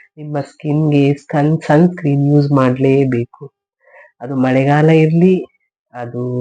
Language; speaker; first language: Kannada; non-native, local second language; Tulu